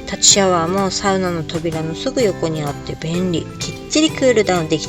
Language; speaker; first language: Japanese; native; Japanese